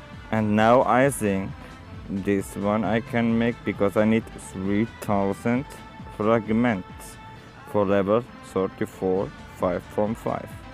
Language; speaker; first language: English; non-native, learner; German